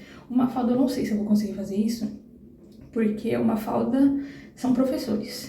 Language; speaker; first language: Portuguese; native; Portuguese